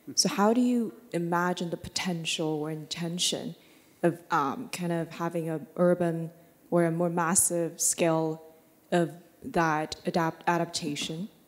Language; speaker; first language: English; non-native, fluent; Chinese